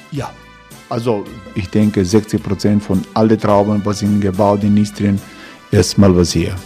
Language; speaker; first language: German; non-native, fluent; Croatian